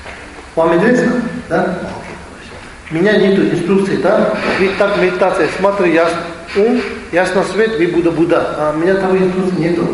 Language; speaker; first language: Russian; non-native, learner; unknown